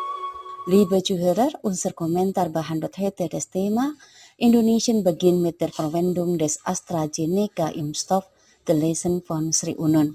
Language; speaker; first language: German; non-native, fluent; Indonesian